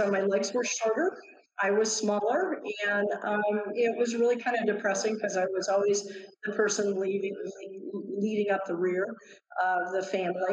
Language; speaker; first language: English; native; English